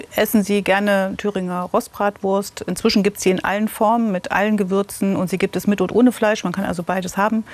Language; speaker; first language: German; native; German